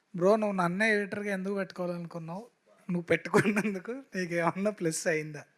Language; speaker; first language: Telugu; native; Telugu